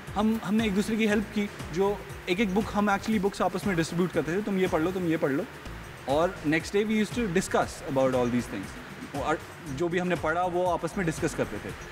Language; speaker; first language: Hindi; non-native, local second language; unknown